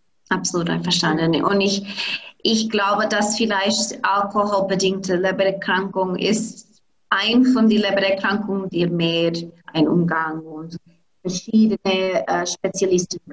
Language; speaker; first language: German; non-native, fluent; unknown